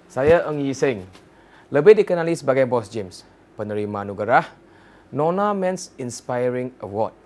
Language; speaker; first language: Malay; non-native, local second language; Chinese